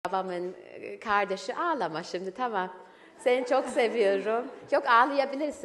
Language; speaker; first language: Turkish; early bilingual, heritage; German